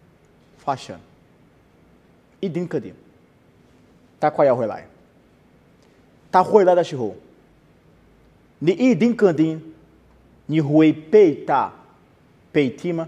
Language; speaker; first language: Chinese; non-native, learner; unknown